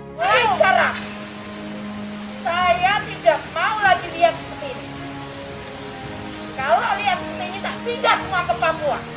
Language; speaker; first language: Indonesian; non-native, local second language; Javanese